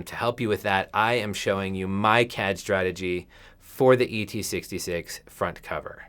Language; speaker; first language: English; native; English